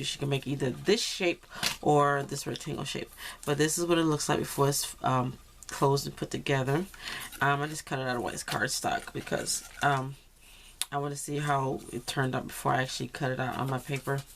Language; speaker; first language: English; native; English